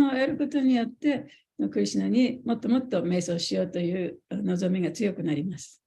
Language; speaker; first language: Japanese; native; Japanese